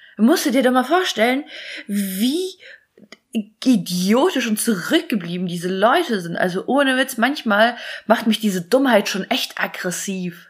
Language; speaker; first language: German; early bilingual, other home language; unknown